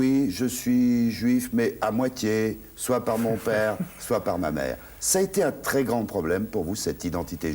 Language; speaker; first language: French; native; French